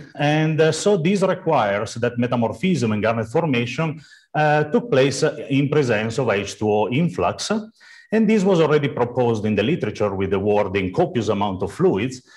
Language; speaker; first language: English; non-native, fluent; Italian